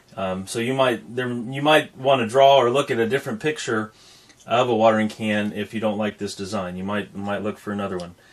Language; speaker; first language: English; native; English